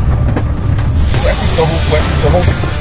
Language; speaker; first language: German; native; German